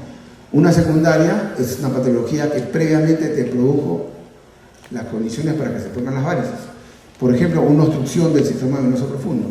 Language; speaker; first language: Spanish; native; Spanish